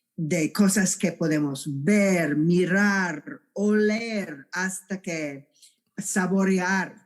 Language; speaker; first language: Spanish; non-native, fluent; English